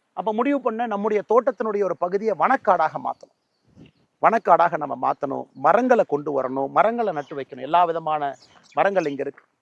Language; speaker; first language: Tamil; native; Tamil